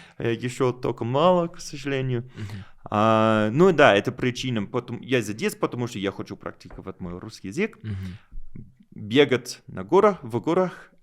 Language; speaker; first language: Russian; non-native, learner; English